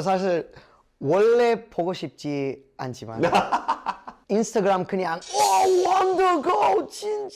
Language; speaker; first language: Korean; non-native, learner; English